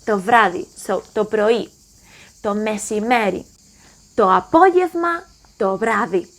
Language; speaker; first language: Greek; non-native, learner; English